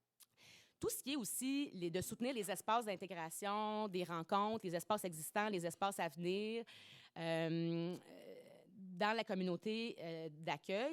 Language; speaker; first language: French; native; French